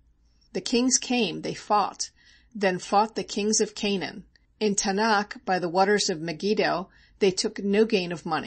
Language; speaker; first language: English; native; English